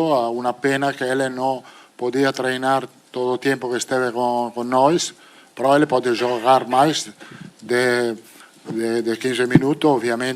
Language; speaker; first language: Portuguese; non-native, fluent; Italian